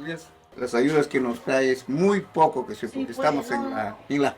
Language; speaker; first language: Spanish; native; Spanish